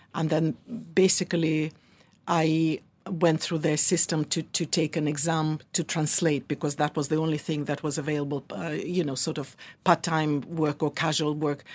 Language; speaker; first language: English; early bilingual, other home language; Russian